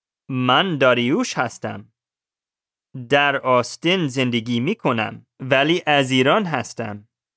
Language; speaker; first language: Persian; non-native, learner; English